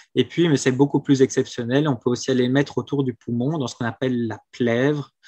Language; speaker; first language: French; native; French